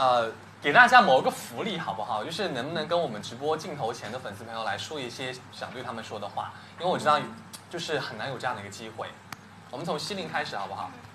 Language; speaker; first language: Chinese; native; Chinese